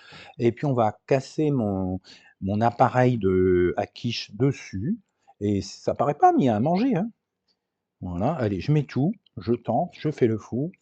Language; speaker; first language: French; native; French